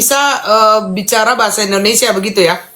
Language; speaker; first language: Indonesian; native; Indonesian